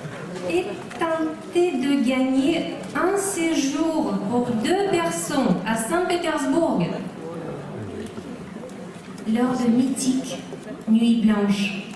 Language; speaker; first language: French; non-native, fluent; Russian